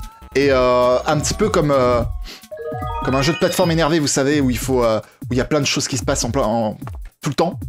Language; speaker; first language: French; native; French